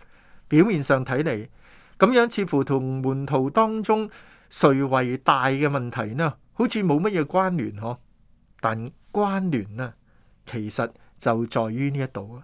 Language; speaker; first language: Chinese; non-native, local second language; Cantonese